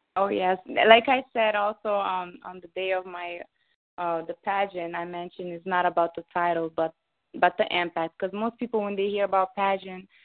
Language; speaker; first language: English; early bilingual, other home language; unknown